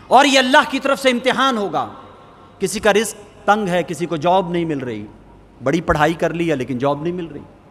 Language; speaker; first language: Urdu; native; Urdu